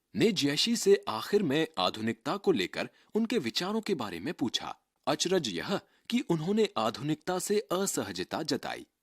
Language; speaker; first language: Hindi; native; Hindi